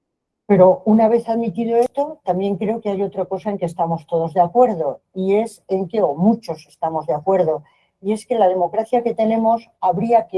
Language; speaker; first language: Spanish; native; Spanish